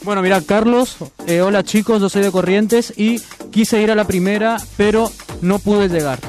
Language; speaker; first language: Spanish; native; Spanish